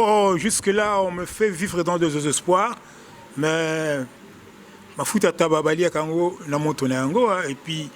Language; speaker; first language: French; non-native, local second language; Lingala